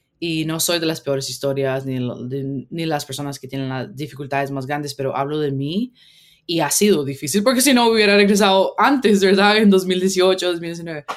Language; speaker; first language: Spanish; early bilingual, heritage; Spanish